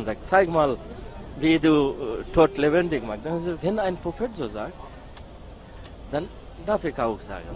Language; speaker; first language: German; non-native, learner; Bangla